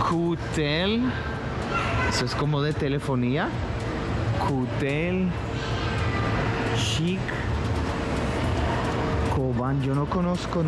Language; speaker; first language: Spanish; non-native, fluent; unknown